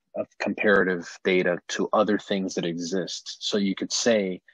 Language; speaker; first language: English; native; English